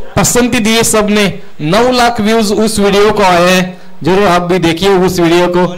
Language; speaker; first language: Hindi; non-native, local second language; Marathi